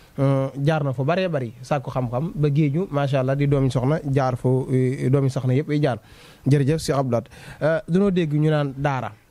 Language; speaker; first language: Wolof; native; Wolof